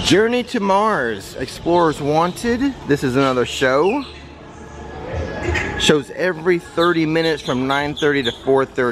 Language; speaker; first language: English; native; English